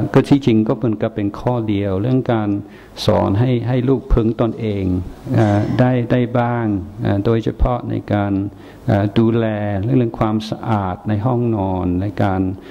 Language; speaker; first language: Thai; non-native, fluent; English